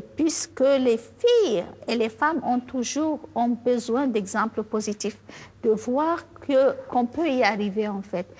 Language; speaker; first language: French; non-native, local second language; Fula